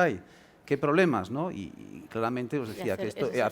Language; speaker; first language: Spanish; native; Spanish